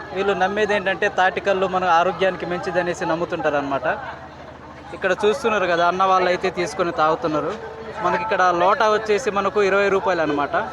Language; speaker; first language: Telugu; non-native, local second language; Koya